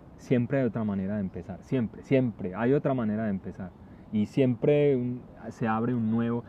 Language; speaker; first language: Spanish; native; Spanish